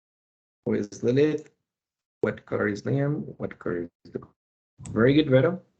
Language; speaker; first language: English; non-native, fluent; Spanish